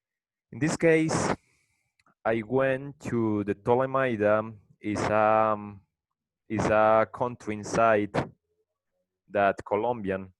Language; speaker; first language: English; non-native, learner; Spanish